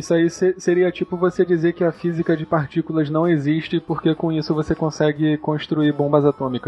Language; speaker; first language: Portuguese; native; Portuguese